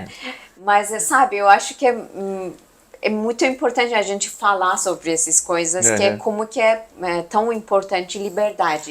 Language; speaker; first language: Portuguese; non-native, learner; Persian